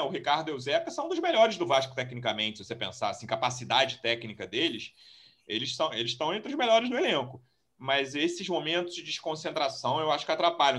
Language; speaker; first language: Portuguese; native; Portuguese